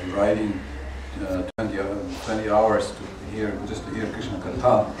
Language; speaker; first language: English; non-native, fluent; Russian